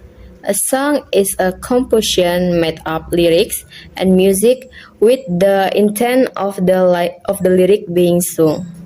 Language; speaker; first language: English; non-native, learner; Indonesian